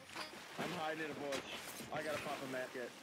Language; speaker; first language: English; native; English